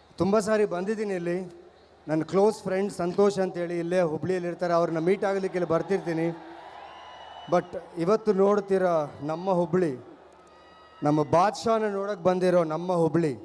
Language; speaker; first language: Kannada; non-native, local second language; Telugu